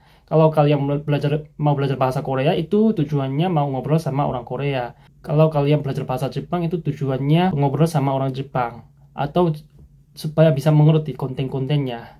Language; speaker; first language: Indonesian; non-native, fluent; Korean